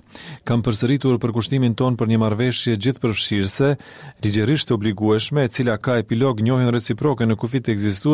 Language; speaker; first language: Albanian; native; Albanian